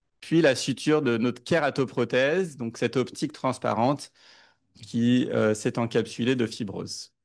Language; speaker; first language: French; native; French